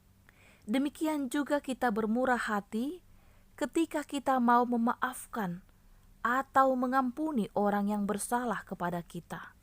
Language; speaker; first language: Malay; native; Malay